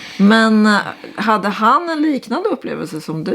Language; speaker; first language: Swedish; native; Swedish